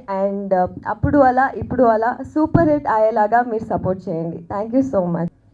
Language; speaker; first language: Telugu; non-native, learner; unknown